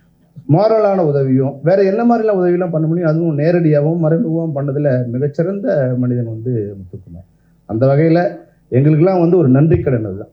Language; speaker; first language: Tamil; native; Tamil